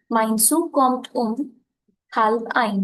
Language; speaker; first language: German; non-native, fluent; Hindi